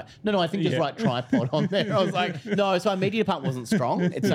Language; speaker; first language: English; native; English